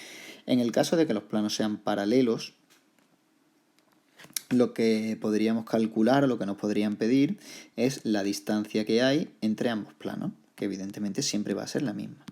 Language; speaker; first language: Spanish; native; Spanish